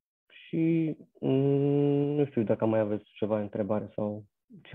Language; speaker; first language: Romanian; non-native, fluent; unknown